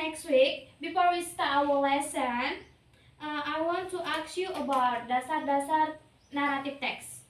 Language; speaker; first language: English; non-native, learner; Indonesian